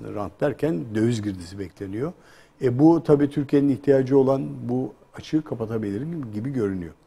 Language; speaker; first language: Turkish; native; Turkish